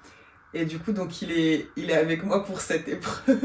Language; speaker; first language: French; native; French